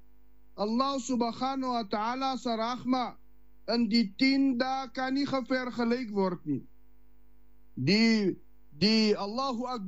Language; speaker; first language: Dutch; non-native, learner; Afrikaans